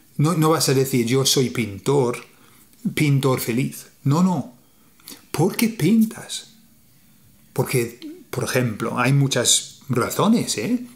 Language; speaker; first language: Spanish; non-native, fluent; English